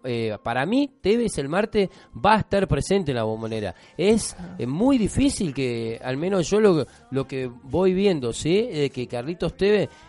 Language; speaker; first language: Spanish; native; Spanish